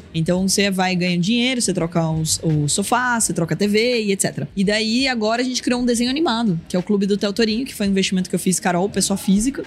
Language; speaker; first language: Portuguese; native; Portuguese